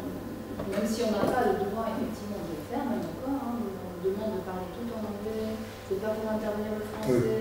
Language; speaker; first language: French; non-native, fluent; Greek